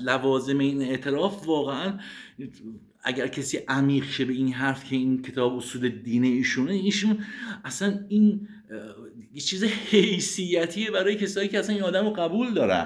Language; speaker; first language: Persian; native; Persian